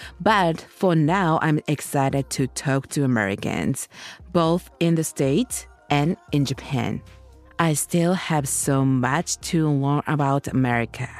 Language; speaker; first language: English; non-native, learner; Japanese